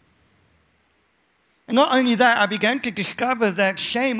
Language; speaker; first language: English; native; English